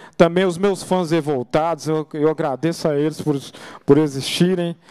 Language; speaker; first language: Portuguese; native; Portuguese